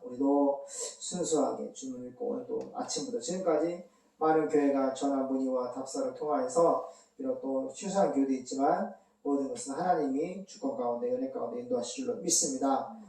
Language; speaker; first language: Korean; native; Korean